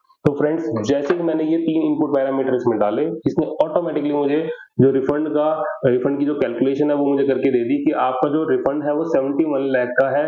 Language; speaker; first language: Hindi; native; Hindi